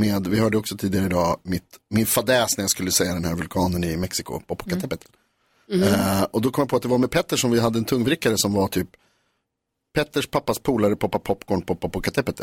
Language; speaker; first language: Swedish; native; Swedish